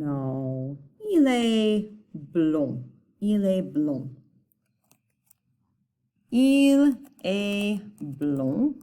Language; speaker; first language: French; non-native, fluent; English